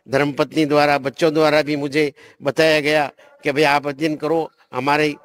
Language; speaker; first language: Hindi; native; Hindi